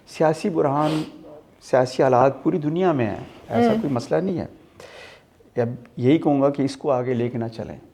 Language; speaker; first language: Urdu; non-native, local second language; Punjabi